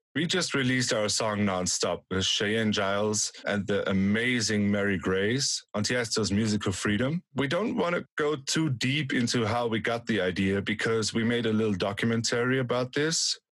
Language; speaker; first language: English; non-native, fluent; German